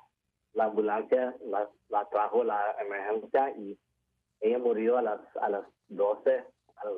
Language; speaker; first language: Spanish; early bilingual, heritage; English